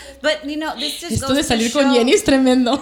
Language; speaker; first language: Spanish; early bilingual, heritage; Spanish